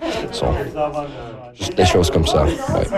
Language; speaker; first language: French; non-native, local second language; English